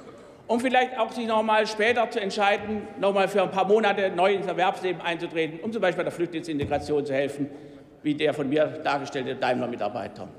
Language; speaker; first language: German; native; German